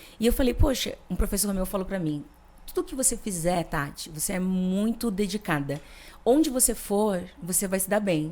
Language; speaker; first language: Portuguese; native; Portuguese